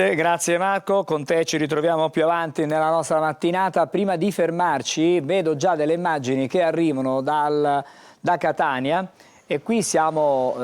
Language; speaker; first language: Italian; native; Italian